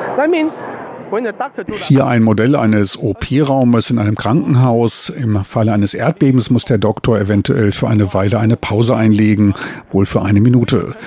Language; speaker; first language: German; native; German